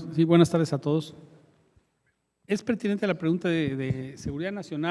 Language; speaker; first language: Spanish; native; Spanish